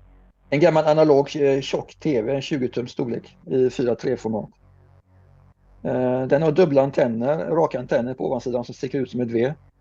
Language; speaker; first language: Swedish; native; Swedish